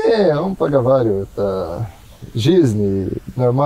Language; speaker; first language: Russian; non-native, learner; Portuguese